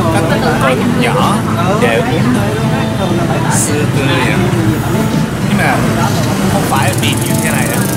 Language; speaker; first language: Vietnamese; non-native, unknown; Japanese